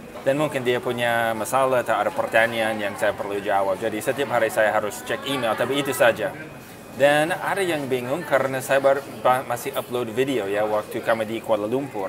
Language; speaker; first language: Indonesian; non-native, fluent; English